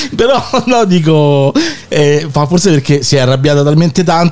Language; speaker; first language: Italian; native; Italian